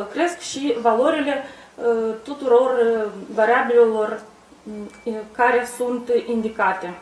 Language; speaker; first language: Romanian; native; Romanian